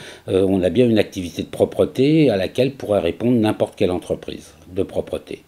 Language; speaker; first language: French; native; French